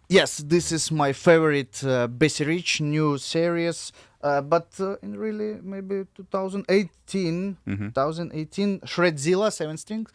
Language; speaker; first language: English; non-native, learner; Russian